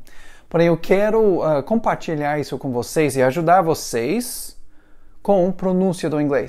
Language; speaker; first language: Portuguese; non-native, fluent; English